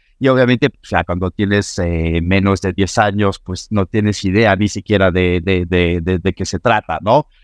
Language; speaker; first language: Spanish; non-native, fluent; French